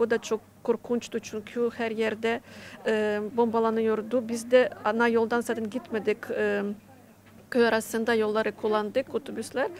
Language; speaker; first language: Turkish; non-native, fluent; Ukrainian